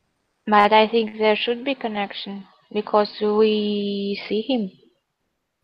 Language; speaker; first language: English; non-native, learner; Russian